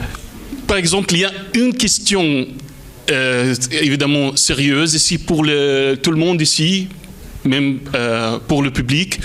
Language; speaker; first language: French; non-native, fluent; Arabic